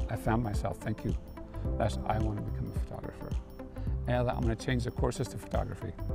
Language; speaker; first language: English; non-native, fluent; Albanian